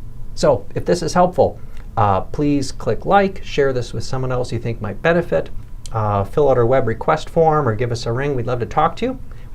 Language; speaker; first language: English; native; English